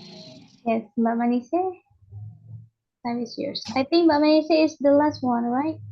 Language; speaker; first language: English; non-native, learner; Indonesian